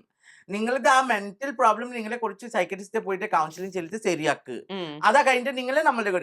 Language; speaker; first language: Malayalam; non-native, fluent; Assamese